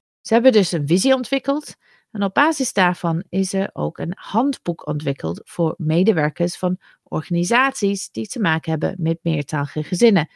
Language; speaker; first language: Dutch; non-native, fluent; English